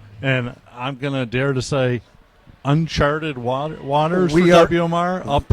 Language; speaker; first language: English; native; English